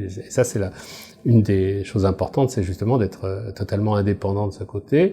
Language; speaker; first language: French; native; French